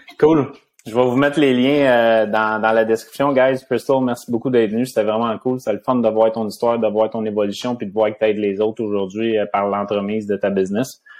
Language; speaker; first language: French; native; French